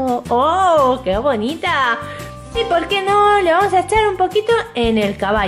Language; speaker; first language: Spanish; native; Spanish